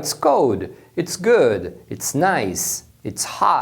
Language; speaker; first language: English; non-native, fluent; Portuguese